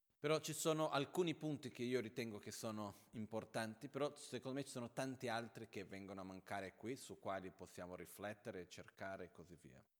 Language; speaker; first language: Italian; non-native, fluent; Portuguese